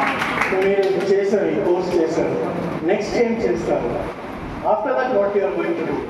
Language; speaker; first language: Telugu; non-native, fluent; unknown